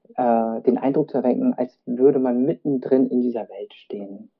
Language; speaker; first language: German; native; German